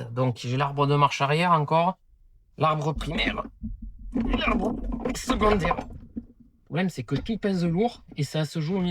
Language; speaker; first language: French; native; French